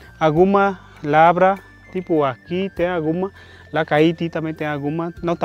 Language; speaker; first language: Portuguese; non-native, learner; Vietnamese